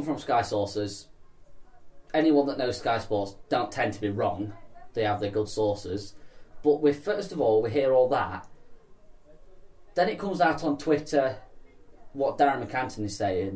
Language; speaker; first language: English; native; English